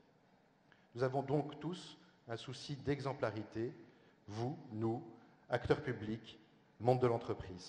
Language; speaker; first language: French; native; French